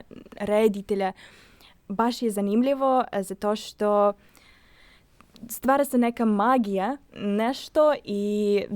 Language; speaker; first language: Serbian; non-native, fluent; Russian